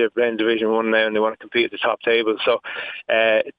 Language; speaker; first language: English; native; English